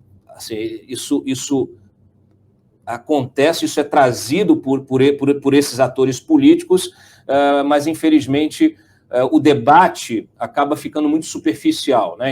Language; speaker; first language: Portuguese; native; Portuguese